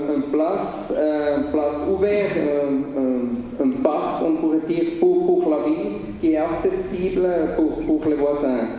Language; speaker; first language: French; non-native, local second language; Swiss German